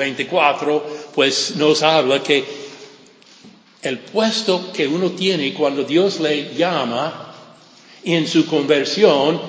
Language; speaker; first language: Spanish; non-native, fluent; English